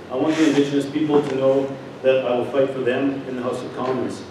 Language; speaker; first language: English; native; English